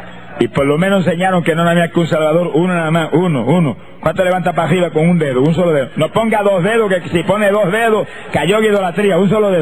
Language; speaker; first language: Spanish; native; Spanish